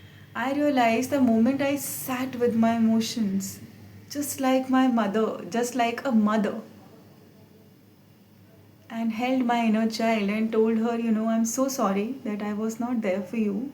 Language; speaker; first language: English; non-native, local second language; Hindi